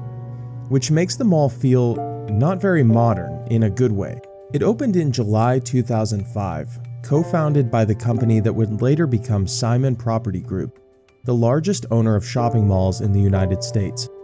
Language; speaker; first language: English; native; English